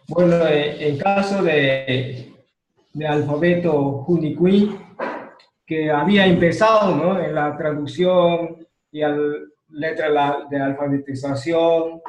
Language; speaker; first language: Spanish; non-native, local second language; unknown